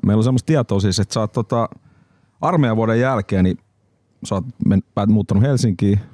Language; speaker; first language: Finnish; native; Finnish